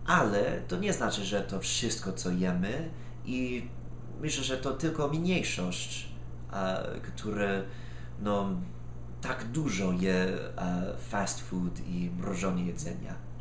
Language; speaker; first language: Polish; non-native, fluent; English